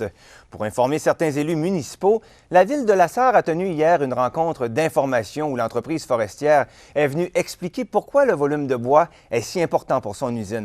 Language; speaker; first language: French; native; French